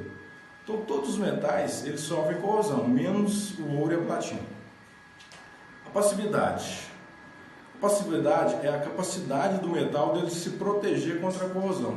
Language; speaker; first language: Portuguese; native; Portuguese